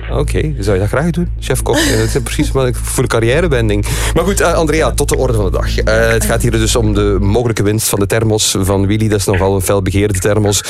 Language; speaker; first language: Dutch; native; Dutch